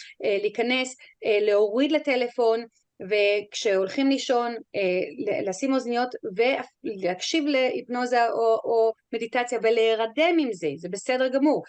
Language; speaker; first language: Hebrew; non-native, fluent; English